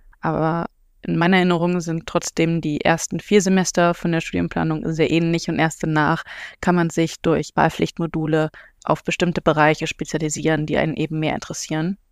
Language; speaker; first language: German; native; German